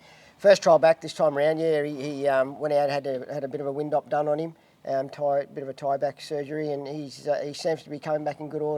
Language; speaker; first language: English; native; English